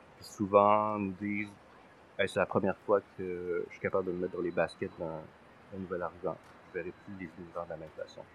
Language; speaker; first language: French; native; French